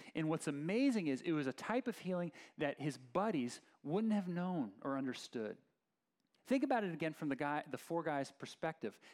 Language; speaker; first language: English; native; English